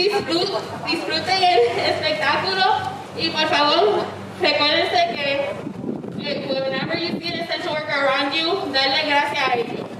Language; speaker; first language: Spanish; early bilingual, heritage; English